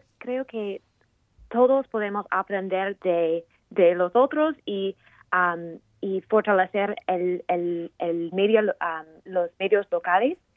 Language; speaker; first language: Spanish; non-native, fluent; English